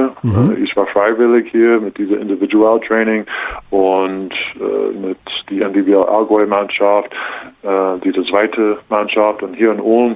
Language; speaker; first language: German; non-native, learner; English